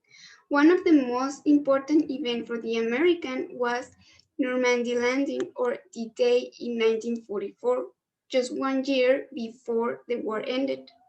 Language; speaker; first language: English; non-native, learner; Spanish